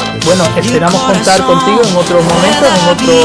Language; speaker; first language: Spanish; native; Spanish